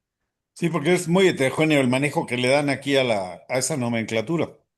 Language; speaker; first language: Spanish; native; Spanish